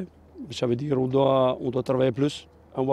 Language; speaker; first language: French; non-native, learner; Albanian